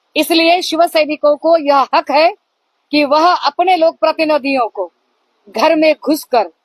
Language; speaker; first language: Hindi; non-native, local second language; Marathi